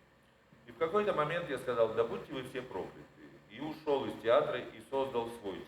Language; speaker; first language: Russian; native; Russian